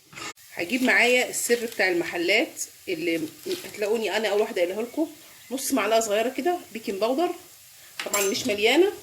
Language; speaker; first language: Arabic; native; Arabic